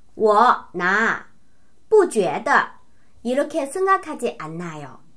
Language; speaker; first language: Korean; non-native, fluent; Chinese